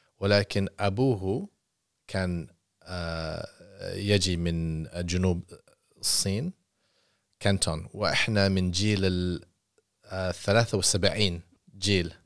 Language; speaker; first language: Arabic; non-native, learner; English